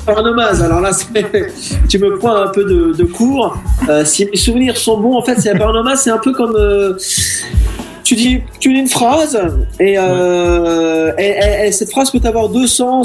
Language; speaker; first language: French; native; French